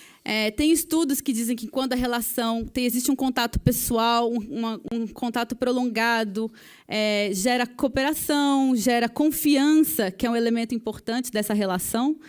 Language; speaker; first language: Portuguese; native; Portuguese